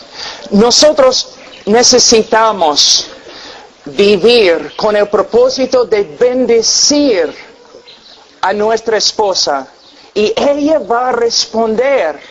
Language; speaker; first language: Spanish; non-native, fluent; English